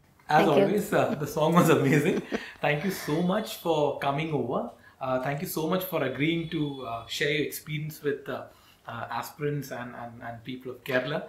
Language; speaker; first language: English; non-native, local second language; Malayalam